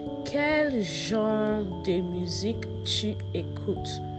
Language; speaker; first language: French; non-native, fluent; Yoruba